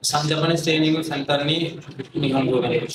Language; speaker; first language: Japanese; non-native, learner; Bangla